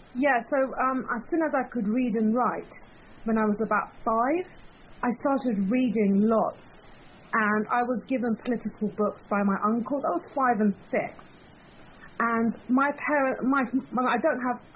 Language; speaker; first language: English; early bilingual, other home language; Persian